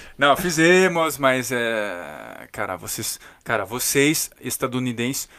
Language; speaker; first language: Portuguese; non-native, fluent; French